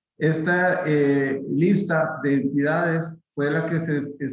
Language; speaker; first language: Spanish; native; Spanish